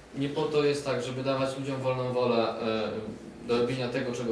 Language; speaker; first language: Polish; native; Polish